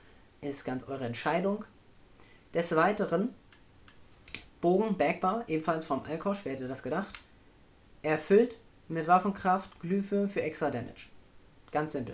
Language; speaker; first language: German; native; German